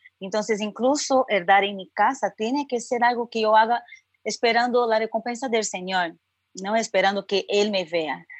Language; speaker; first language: Spanish; non-native, fluent; Portuguese